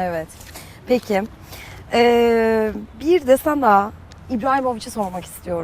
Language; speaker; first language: Turkish; native; Turkish